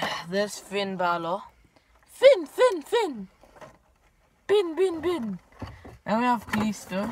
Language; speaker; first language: English; native; English